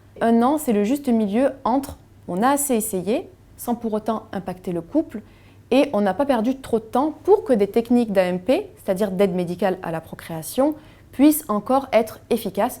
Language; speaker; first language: French; native; French